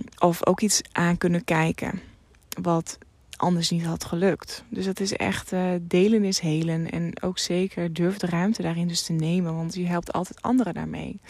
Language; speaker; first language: Dutch; non-native, local second language; Western Frisian